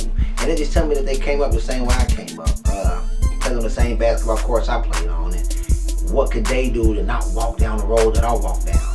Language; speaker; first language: English; native; English